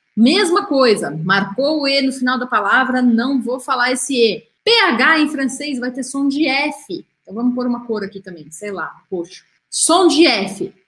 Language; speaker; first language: Portuguese; native; Portuguese